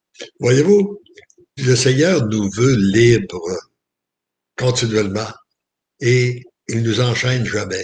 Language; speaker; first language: French; native; French